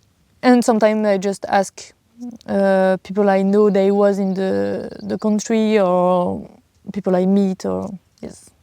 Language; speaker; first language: English; non-native, learner; French